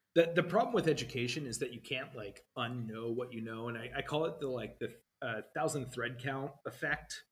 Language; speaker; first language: English; native; English